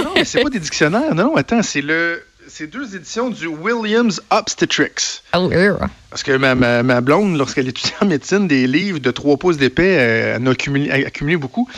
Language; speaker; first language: French; native; French